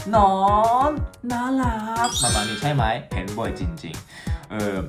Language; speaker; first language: Thai; non-native, fluent; Japanese